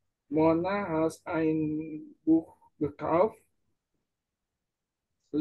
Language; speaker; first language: German; non-native, learner; Indonesian